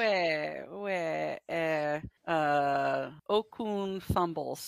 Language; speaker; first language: French; non-native, learner; English